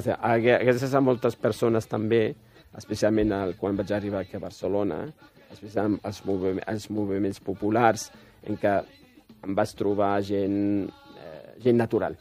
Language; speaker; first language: Catalan; non-native, fluent; Riffian